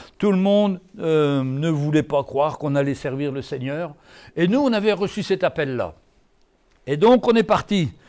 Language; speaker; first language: French; native; French